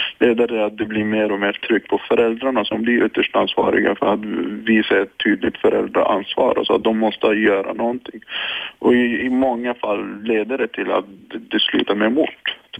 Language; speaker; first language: Swedish; non-native, fluent; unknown